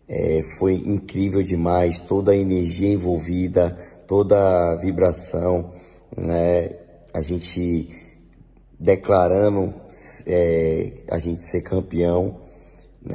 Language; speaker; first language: Portuguese; native; Portuguese